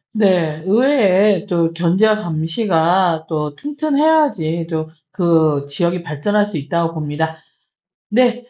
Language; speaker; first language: Korean; native; Korean